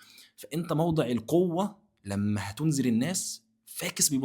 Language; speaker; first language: Arabic; native; Arabic